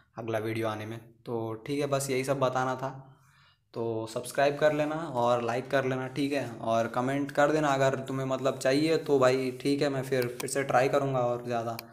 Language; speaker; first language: Hindi; native; Hindi